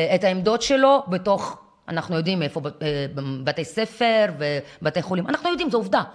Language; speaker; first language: Hebrew; non-native, fluent; Ukrainian